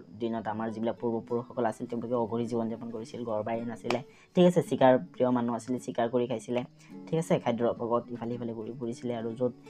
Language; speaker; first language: Assamese; non-native, local second language; Bangla